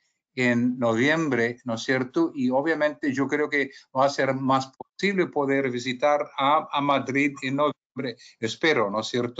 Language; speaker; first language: Spanish; non-native, fluent; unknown